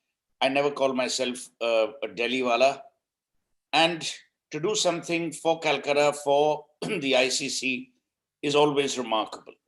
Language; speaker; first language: English; non-native, local second language; Hindi